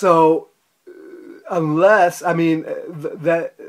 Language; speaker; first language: English; native; English